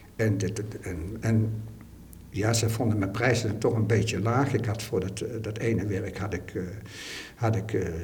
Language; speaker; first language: Dutch; native; Dutch